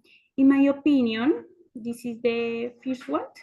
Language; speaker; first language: English; non-native, learner; Spanish